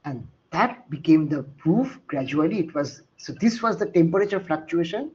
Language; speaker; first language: English; non-native, local second language; Bangla